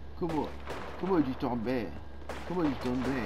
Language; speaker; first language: French; non-native, learner; Japanese